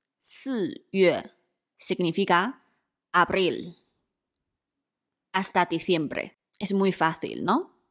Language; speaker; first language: Spanish; non-native, fluent; Chinese